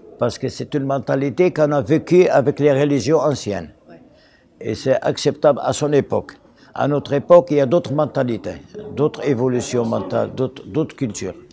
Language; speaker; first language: French; non-native, local second language; Arabic